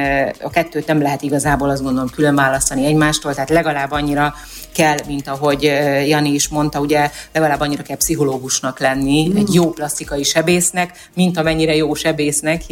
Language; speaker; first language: Hungarian; native; Hungarian